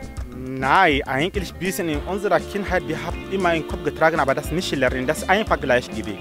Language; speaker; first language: German; non-native, learner; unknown